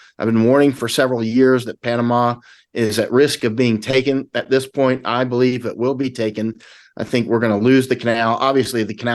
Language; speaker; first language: English; native; English